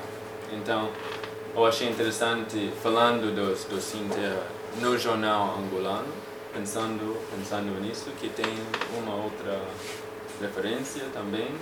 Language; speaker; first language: Portuguese; non-native, fluent; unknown